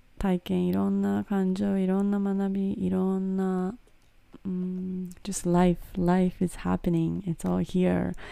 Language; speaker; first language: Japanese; early bilingual, heritage; Japanese